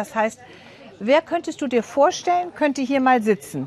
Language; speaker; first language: German; native; German